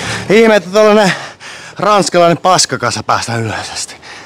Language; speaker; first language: Finnish; native; Finnish